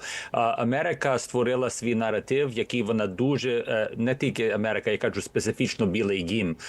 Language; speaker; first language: Ukrainian; early bilingual, heritage; Ukrainian